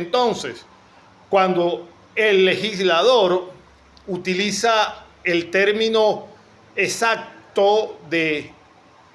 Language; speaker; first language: Spanish; native; Spanish